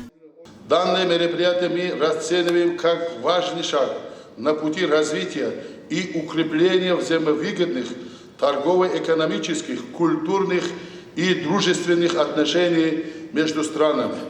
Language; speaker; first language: Russian; non-native, local second language; Tajik